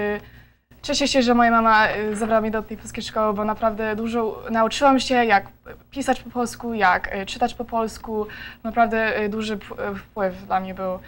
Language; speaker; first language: Polish; early bilingual, heritage; Polish